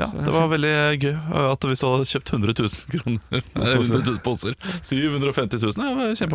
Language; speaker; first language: Norwegian; native; Norwegian